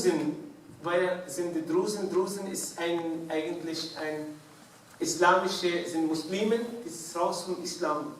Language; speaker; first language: German; non-native, fluent; Arabic